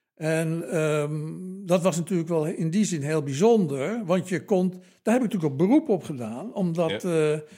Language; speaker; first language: Dutch; native; Dutch